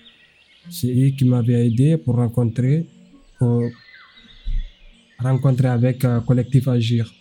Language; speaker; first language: French; non-native, learner; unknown